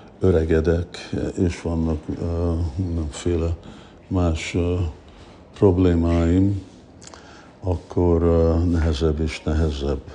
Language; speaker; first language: Hungarian; early bilingual, heritage; Hungarian